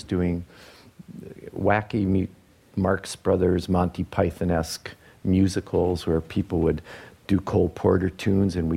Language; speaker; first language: English; native; English